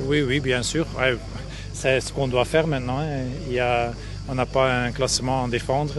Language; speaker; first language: French; non-native, local second language; Dutch